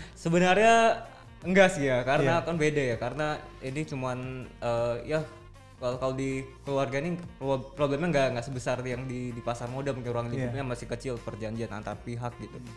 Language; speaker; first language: Indonesian; native; Indonesian